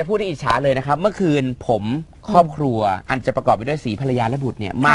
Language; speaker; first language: Thai; native; Thai